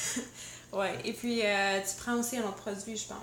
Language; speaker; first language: French; native; French